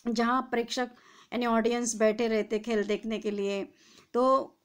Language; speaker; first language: Hindi; non-native, local second language; Marathi